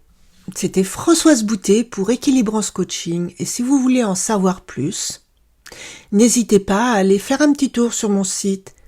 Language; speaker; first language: French; native; French